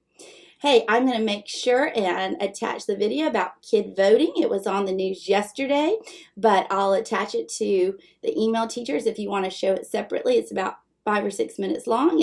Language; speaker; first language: English; native; English